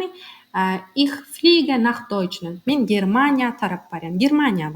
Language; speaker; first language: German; non-native, fluent; Turkmen